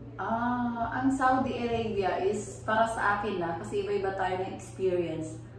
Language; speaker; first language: Filipino; native; Filipino